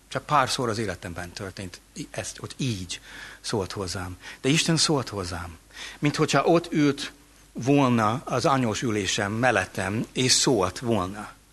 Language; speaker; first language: Hungarian; non-native, fluent; English